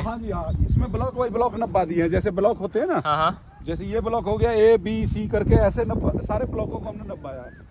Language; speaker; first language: Hindi; native; Hindi